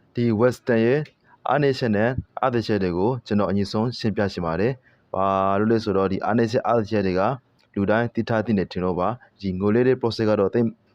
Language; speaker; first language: Burmese; native; Burmese